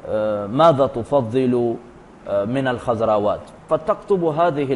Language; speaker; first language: Arabic; non-native, fluent; Urdu